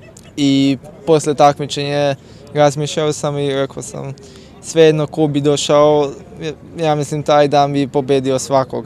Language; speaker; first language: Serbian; non-native, local second language; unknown